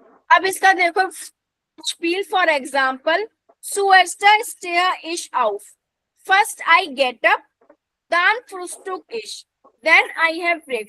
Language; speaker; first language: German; non-native, fluent; Hindi